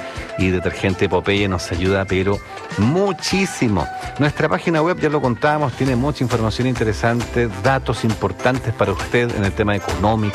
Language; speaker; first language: Spanish; native; Spanish